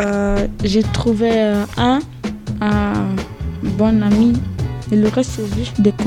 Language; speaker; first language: French; non-native, learner; Portuguese